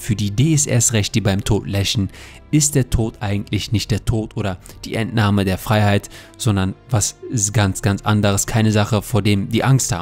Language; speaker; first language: German; native; German